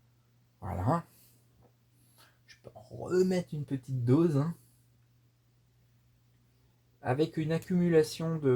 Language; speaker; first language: French; native; French